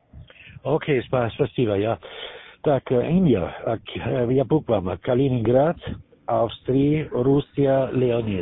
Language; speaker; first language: Russian; non-native, learner; German